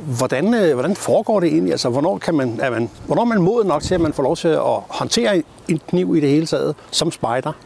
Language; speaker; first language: Danish; native; Danish